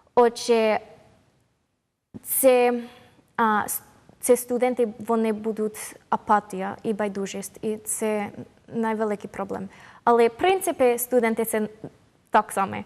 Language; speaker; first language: Ukrainian; non-native, learner; English